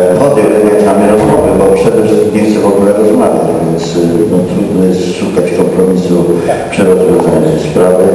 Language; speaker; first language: Polish; native; Polish